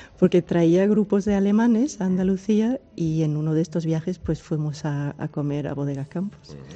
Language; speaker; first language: Spanish; early bilingual, heritage; German